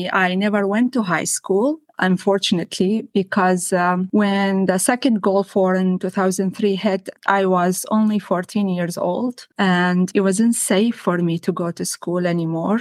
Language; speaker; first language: English; non-native, fluent; Arabic